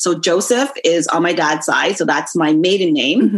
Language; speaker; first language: English; native; English